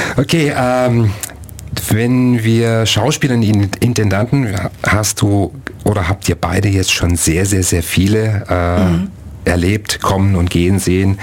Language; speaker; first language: German; native; German